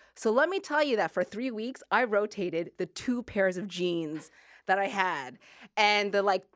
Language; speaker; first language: English; native; English